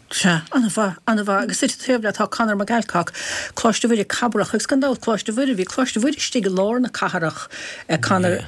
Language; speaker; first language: Irish; native; Irish